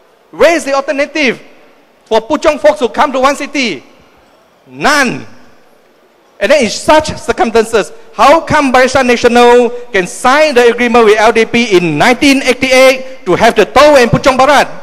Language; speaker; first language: English; non-native, local second language; Chinese